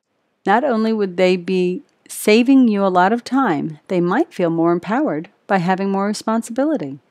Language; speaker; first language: English; native; English